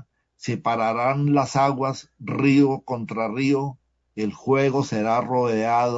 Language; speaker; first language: Spanish; native; Spanish